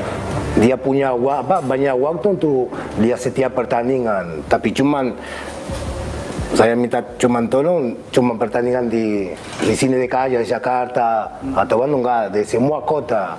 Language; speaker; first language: Indonesian; non-native, local second language; Spanish